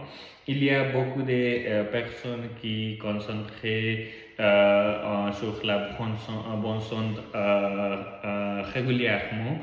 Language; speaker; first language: French; non-native, learner; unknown